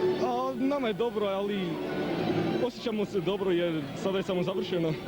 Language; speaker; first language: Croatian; early bilingual, heritage; English